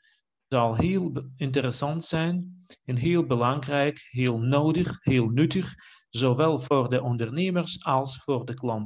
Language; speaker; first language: Dutch; non-native, fluent; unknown